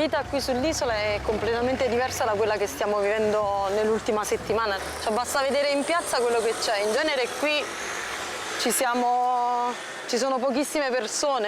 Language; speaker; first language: Italian; native; Italian